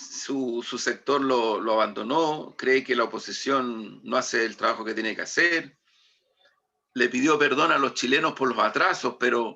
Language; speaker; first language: Spanish; native; Spanish